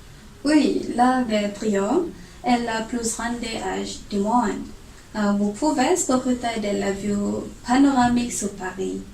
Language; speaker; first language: French; non-native, learner; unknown